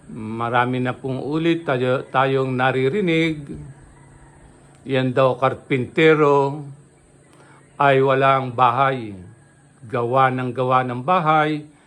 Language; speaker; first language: Filipino; native; Filipino